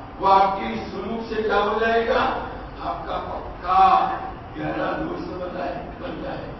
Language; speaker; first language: Urdu; non-native, local second language; Gujarati